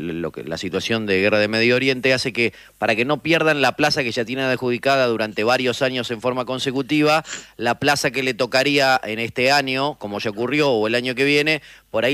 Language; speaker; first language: Spanish; native; Spanish